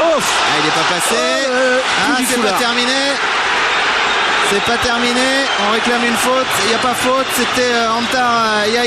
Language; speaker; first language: French; native; French